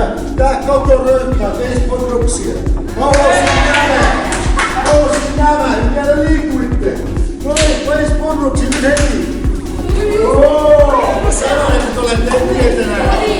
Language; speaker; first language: Finnish; non-native, learner; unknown